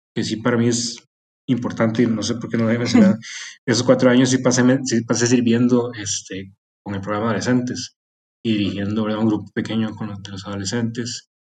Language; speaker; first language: Spanish; native; Spanish